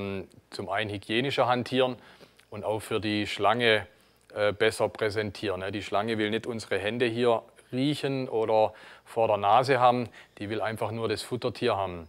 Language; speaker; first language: German; native; German